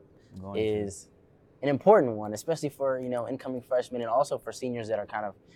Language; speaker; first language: English; native; English